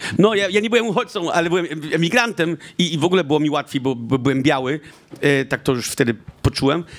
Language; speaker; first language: Polish; early bilingual, heritage; Polish